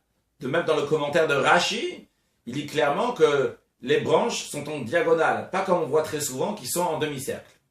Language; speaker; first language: French; native; French